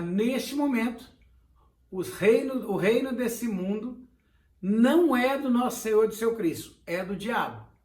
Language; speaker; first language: Portuguese; native; Portuguese